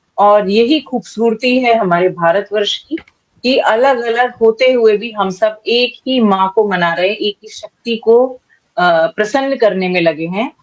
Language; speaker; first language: Hindi; native; Hindi